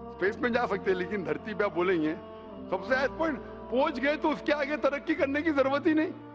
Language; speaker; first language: Hindi; non-native, local second language; Konkani